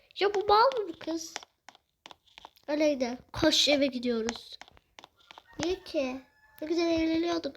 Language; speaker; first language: Turkish; native; Turkish